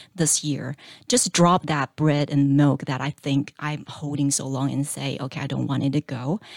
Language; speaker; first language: English; non-native, fluent; Chinese